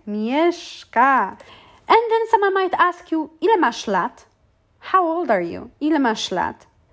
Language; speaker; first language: English; non-native, fluent; Polish